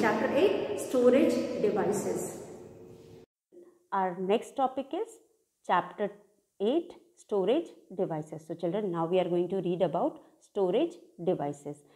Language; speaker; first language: English; non-native, local second language; Hindi